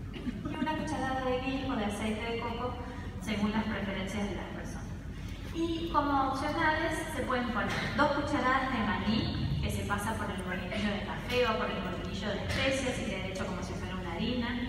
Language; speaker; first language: Spanish; native; Spanish